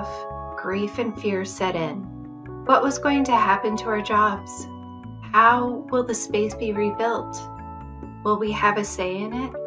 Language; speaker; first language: English; native; English